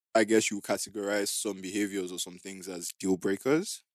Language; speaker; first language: English; non-native, local second language; Igbo